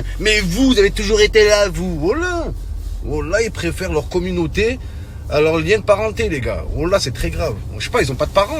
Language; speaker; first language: French; native; French